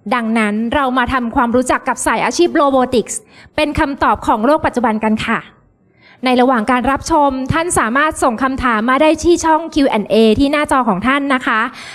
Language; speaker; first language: Thai; native; Thai